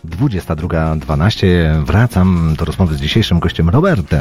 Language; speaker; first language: Polish; native; Polish